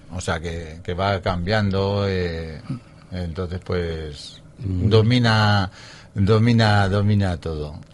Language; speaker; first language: Spanish; native; Spanish